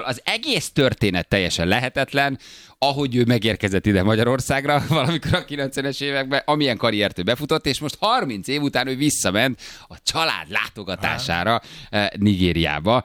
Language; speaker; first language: Hungarian; native; Hungarian